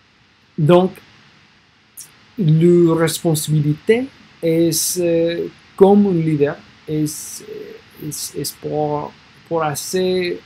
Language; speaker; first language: French; non-native, learner; English